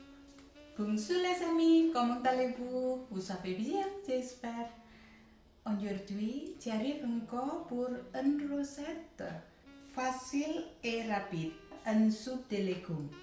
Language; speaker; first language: French; non-native, learner; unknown